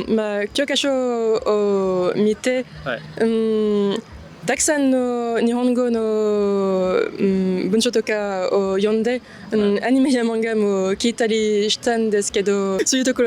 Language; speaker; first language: Japanese; non-native, learner; French